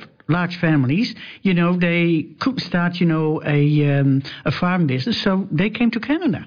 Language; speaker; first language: English; non-native, fluent; Dutch